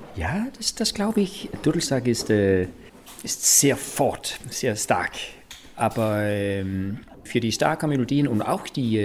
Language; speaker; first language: German; non-native, learner; Danish